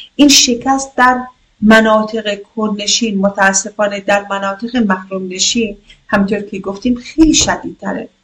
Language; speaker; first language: Persian; non-native, local second language; Kurdish